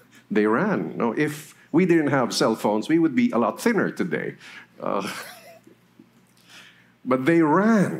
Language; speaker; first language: English; non-native, local second language; Filipino